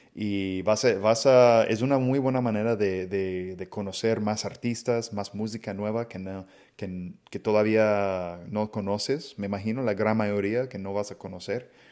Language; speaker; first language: Spanish; non-native, fluent; English